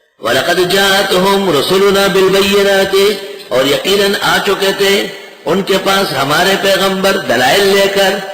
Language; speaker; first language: Urdu; non-native, local second language; Pashto